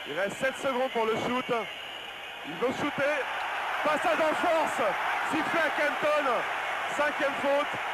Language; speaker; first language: French; native; French